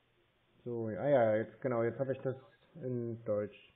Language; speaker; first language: German; native; German